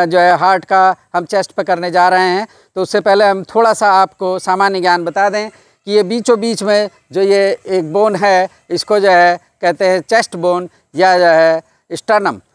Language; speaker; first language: Hindi; native; Hindi